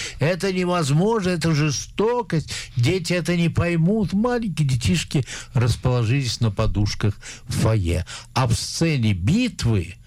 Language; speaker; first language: Russian; native; Russian